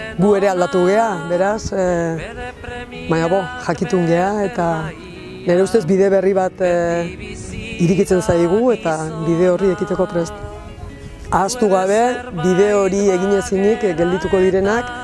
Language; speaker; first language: Basque; native; Basque